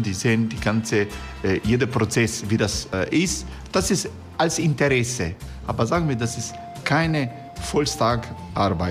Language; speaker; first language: German; non-native, fluent; Croatian